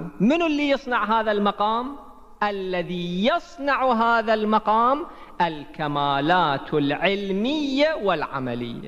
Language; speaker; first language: Arabic; native; Arabic